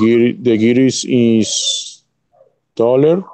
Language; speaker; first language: English; non-native, learner; Spanish